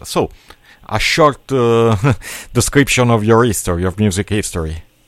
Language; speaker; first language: English; non-native, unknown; Italian